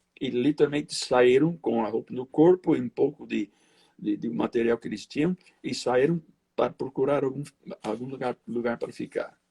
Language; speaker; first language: Portuguese; non-native, fluent; English